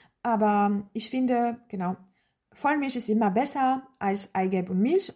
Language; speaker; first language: German; non-native, fluent; French